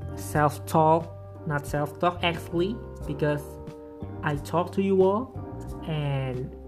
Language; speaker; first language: English; non-native, fluent; Indonesian